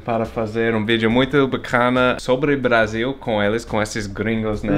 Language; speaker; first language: Portuguese; non-native, fluent; English